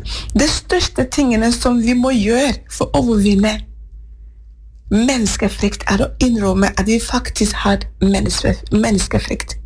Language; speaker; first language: Norwegian; non-native, fluent; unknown